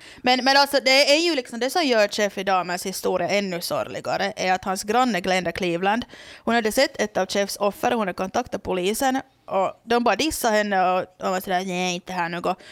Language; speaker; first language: Swedish; native; Swedish